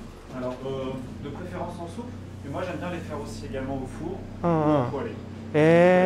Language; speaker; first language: French; native; French